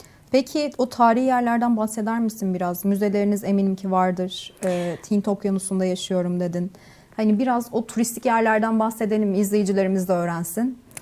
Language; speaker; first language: Turkish; native; Turkish